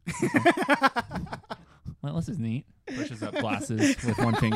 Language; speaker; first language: English; native; English